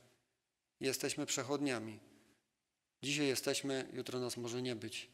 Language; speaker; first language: Polish; native; Polish